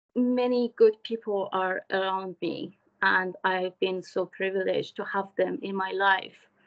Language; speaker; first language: English; non-native, fluent; Persian